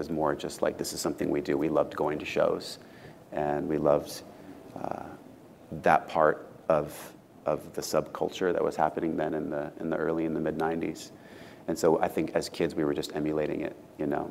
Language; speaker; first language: English; native; English